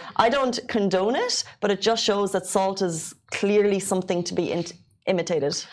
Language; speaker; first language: English; native; English